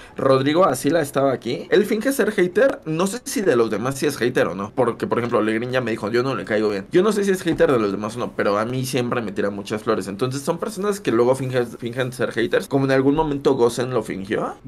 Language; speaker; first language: Spanish; native; Spanish